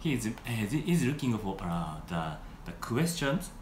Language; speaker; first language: English; non-native, learner; Japanese